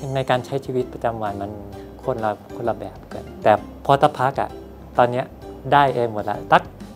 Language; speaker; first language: Thai; native; Thai